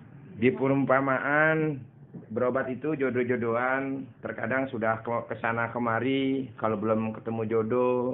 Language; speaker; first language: Indonesian; native; Indonesian